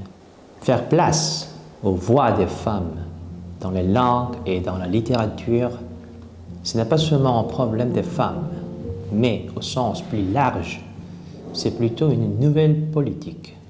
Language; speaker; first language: French; non-native, fluent; Korean